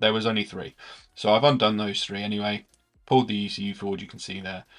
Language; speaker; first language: English; native; English